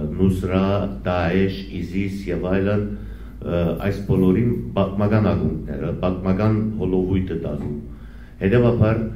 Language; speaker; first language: Armenian; early bilingual, heritage; Armenian